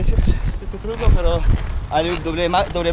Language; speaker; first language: Spanish; non-native, fluent; French